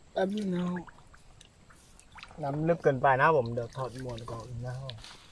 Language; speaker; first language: Thai; non-native, local second language; Karen languages